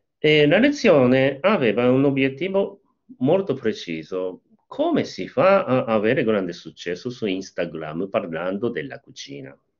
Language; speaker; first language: Italian; non-native, fluent; Japanese